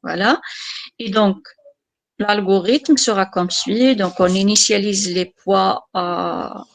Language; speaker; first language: French; non-native, local second language; Arabic